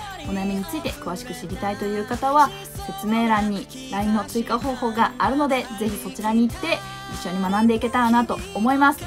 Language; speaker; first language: Japanese; native; Japanese